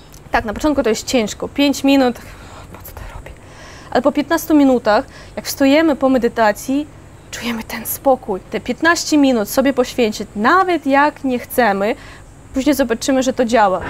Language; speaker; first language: Polish; non-native, fluent; Ukrainian